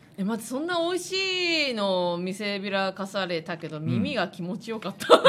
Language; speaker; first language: Japanese; native; Japanese